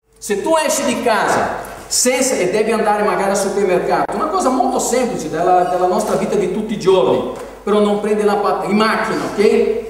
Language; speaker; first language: Italian; non-native, fluent; Portuguese